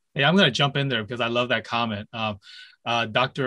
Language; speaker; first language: English; native; English